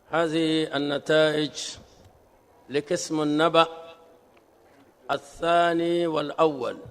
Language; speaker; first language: Arabic; non-native, fluent; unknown